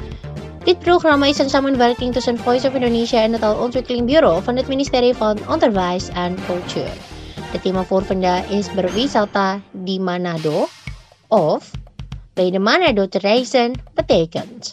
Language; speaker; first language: Dutch; non-native, fluent; Indonesian